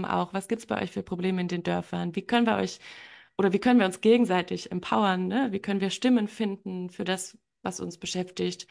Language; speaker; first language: German; native; German